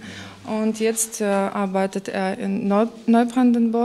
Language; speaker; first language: German; non-native, learner; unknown